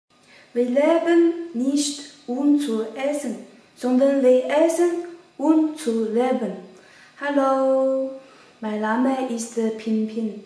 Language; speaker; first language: German; non-native, fluent; Chinese